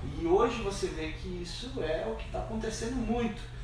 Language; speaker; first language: Portuguese; native; Portuguese